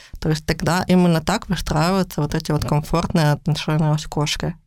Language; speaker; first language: Russian; native; Russian